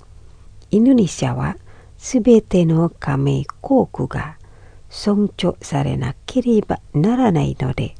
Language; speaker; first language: Japanese; non-native, fluent; Indonesian